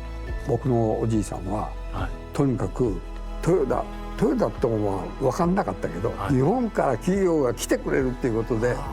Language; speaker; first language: Japanese; native; Japanese